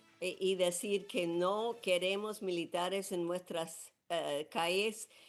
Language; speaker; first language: Spanish; non-native, fluent; English